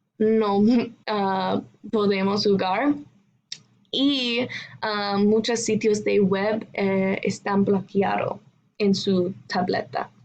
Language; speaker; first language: Spanish; non-native, learner; English